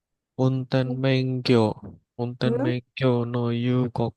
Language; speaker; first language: Japanese; non-native, learner; Indonesian